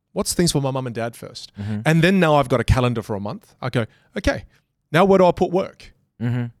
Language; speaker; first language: English; native; English